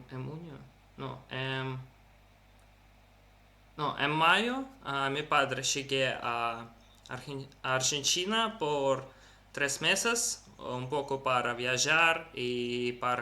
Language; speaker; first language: Portuguese; non-native, learner; Russian